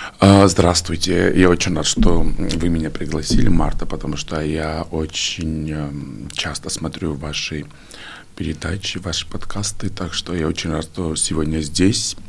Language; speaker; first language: Russian; non-native, fluent; Georgian